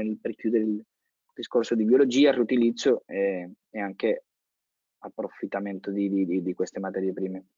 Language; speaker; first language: Italian; non-native, fluent; Spanish